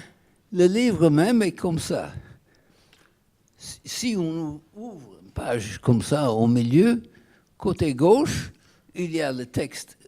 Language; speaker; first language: French; non-native, fluent; English